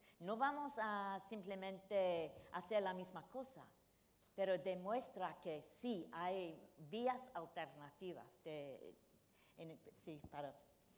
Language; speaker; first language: Spanish; non-native, fluent; English